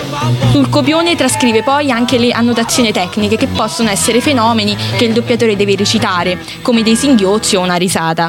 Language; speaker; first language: Italian; native; Italian